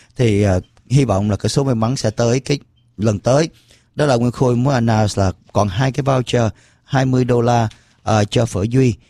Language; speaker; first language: Vietnamese; early bilingual, heritage; Vietnamese